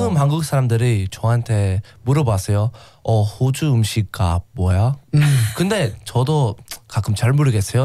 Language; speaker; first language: Korean; non-native, learner; English